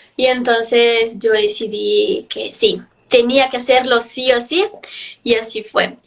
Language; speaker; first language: Spanish; early bilingual, heritage; Italian